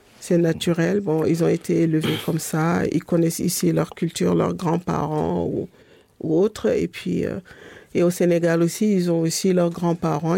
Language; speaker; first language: French; non-native, local second language; Fula